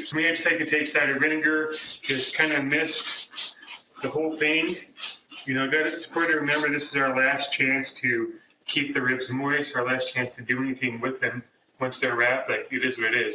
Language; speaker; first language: English; native; English